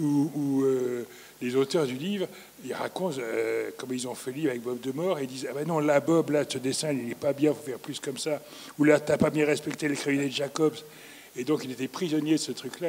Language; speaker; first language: French; native; French